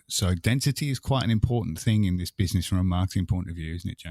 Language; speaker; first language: English; native; English